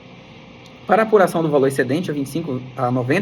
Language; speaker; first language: Portuguese; native; Portuguese